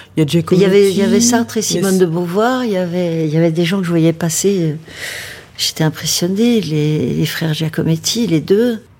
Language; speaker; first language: French; native; French